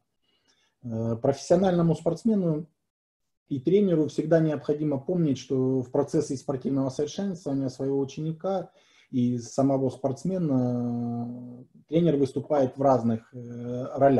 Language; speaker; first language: Russian; native; Russian